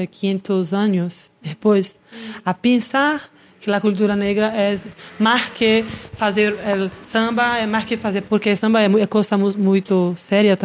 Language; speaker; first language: Spanish; non-native, learner; Portuguese